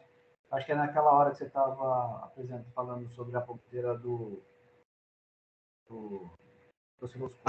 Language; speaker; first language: Portuguese; native; Portuguese